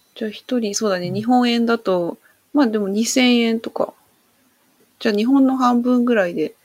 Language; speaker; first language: Japanese; native; Japanese